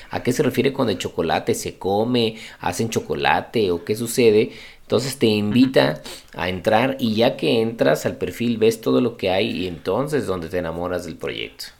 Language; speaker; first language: Spanish; native; Spanish